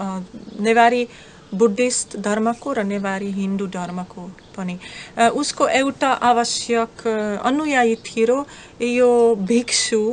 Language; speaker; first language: Nepali; non-native, fluent; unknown